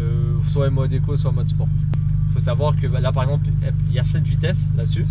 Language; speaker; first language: French; native; French